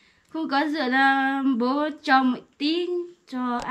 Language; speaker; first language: Vietnamese; non-native, local second language; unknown